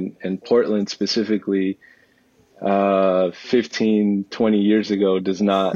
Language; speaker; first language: English; early bilingual, other home language; Spanish